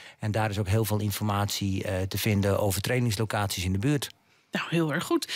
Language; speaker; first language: Dutch; native; Dutch